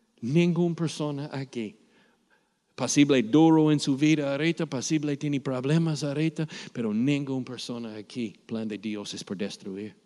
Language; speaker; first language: Spanish; non-native, learner; English